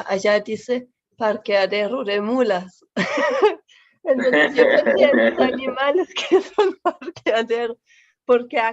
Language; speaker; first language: Spanish; non-native, fluent; German